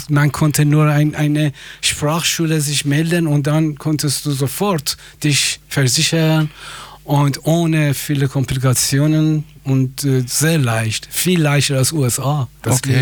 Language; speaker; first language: German; non-native, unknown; Persian